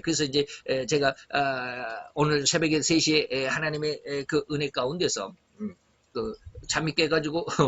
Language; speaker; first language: Korean; native; Korean